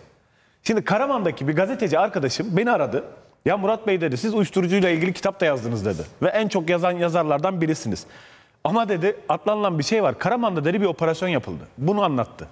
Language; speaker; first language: Turkish; native; Turkish